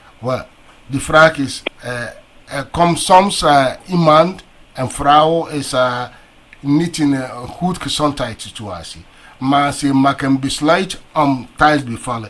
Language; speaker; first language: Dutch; non-native, learner; Akan